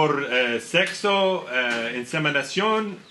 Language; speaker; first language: Spanish; non-native, learner; English